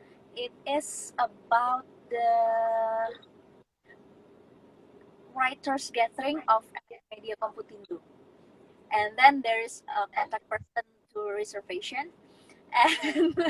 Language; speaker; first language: English; non-native, fluent; Indonesian